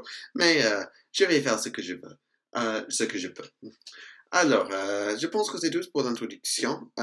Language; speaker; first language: French; non-native, fluent; English